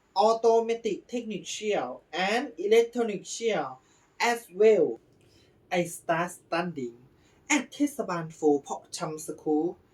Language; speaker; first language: English; non-native, learner; Thai